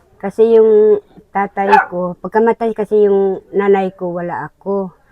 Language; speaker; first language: Filipino; non-native, local second language; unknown